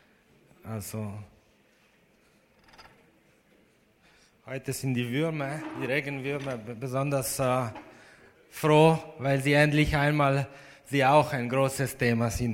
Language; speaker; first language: German; non-native, fluent; Italian